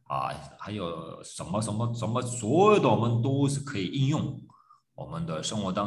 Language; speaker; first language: Chinese; non-native, fluent; Korean